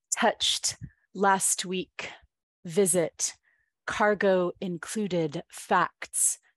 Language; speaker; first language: English; native; English